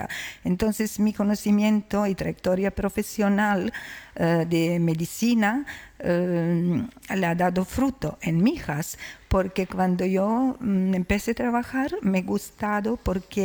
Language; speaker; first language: Spanish; non-native, learner; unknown